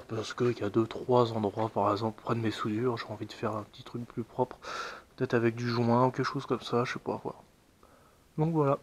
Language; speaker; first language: French; native; French